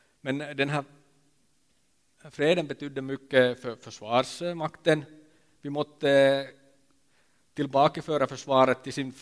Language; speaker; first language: Swedish; non-native, local second language; Finnish